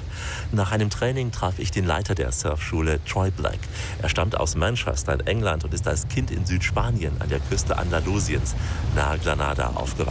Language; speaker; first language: German; native; German